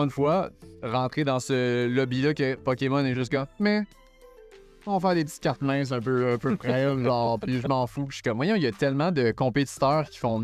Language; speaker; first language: French; native; French